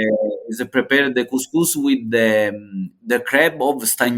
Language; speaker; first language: English; non-native, learner; Italian